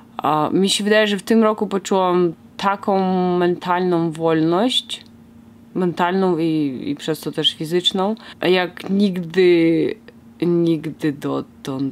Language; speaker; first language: Polish; non-native, fluent; Russian